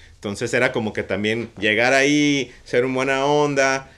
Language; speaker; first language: Spanish; native; Spanish